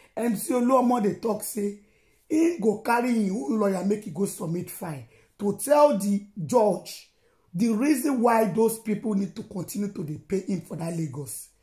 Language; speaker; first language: Nigerian Pidgin; non-native, local second language; Yoruba